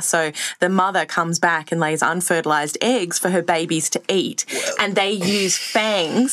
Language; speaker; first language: English; native; English